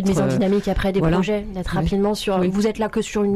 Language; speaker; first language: French; native; French